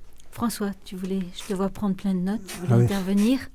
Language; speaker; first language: French; native; French